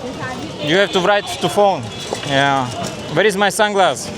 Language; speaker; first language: English; non-native, learner; Slovak